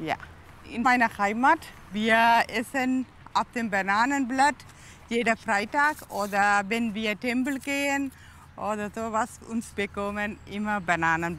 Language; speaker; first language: German; non-native, learner; Tamil